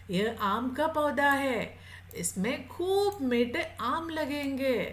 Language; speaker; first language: Hindi; non-native, local second language; Malayalam